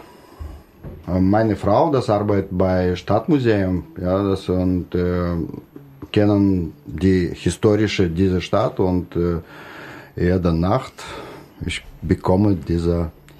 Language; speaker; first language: German; non-native, learner; Russian